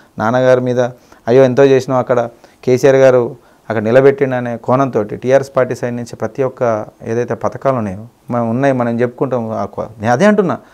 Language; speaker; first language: Telugu; native; Telugu